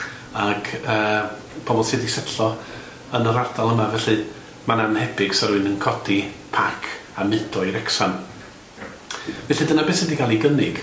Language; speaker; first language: Welsh; native; Welsh